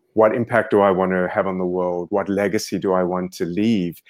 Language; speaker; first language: English; native; English